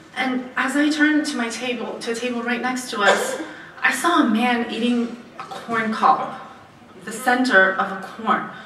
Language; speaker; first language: English; early bilingual, other home language; Romanian